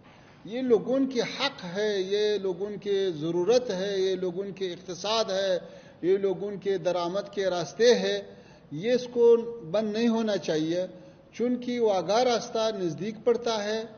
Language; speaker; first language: Hindi; non-native, learner; Pashto